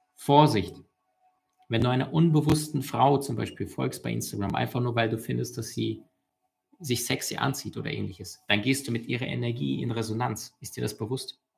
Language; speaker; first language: German; early bilingual, other home language; Russian